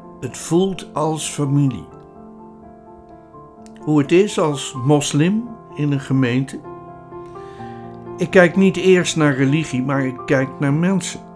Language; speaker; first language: Dutch; non-native, fluent; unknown